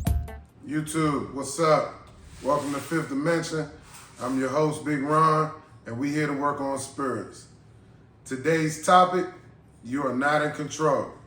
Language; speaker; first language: English; native; English